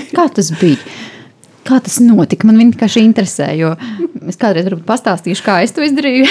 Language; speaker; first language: Latvian; native; Latvian